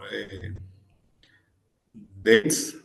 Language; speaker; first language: English; non-native, learner; Spanish